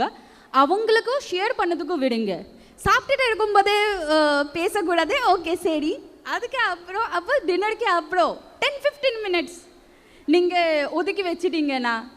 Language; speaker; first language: Tamil; non-native, local second language; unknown